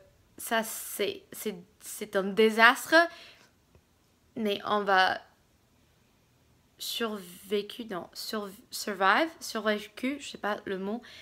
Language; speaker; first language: French; non-native, fluent; English